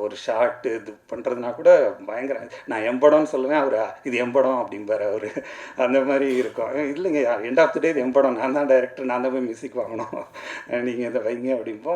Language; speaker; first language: Tamil; native; Tamil